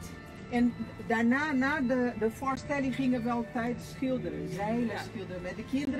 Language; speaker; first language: Dutch; non-native, fluent; Portuguese